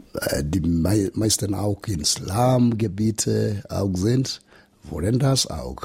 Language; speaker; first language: German; non-native, learner; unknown